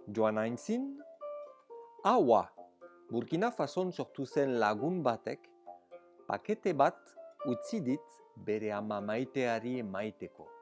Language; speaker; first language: Basque; native; Basque